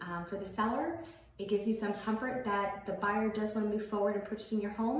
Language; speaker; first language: English; native; English